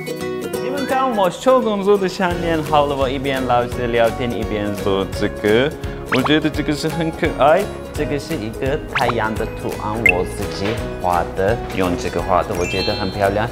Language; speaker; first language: Chinese; non-native, fluent; Turkish